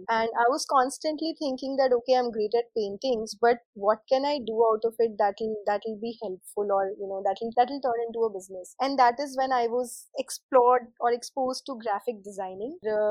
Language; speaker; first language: English; non-native, local second language; Hindi